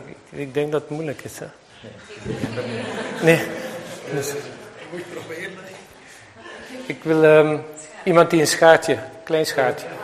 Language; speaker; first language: Dutch; native; Dutch